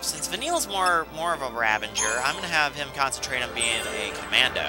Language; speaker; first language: English; native; English